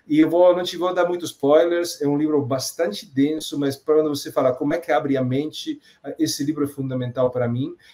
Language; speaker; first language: Portuguese; non-native, fluent; Italian